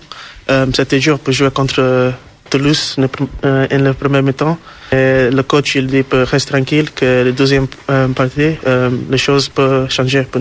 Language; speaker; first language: French; non-native, learner; English